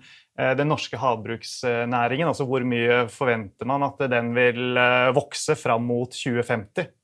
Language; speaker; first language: Norwegian; native; Norwegian